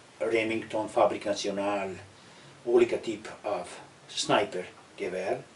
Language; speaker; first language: Swedish; non-native, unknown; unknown